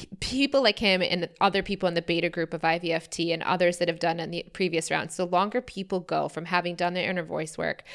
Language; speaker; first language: English; native; English